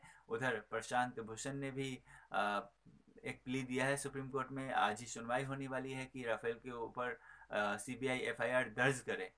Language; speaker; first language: Hindi; native; Hindi